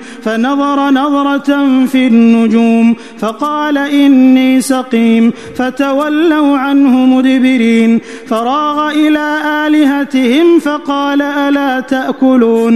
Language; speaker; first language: Arabic; native; Arabic